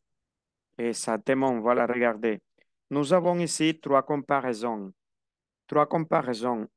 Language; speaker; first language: French; non-native, fluent; Spanish